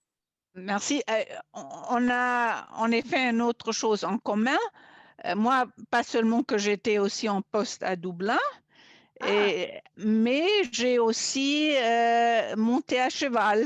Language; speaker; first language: French; non-native, fluent; German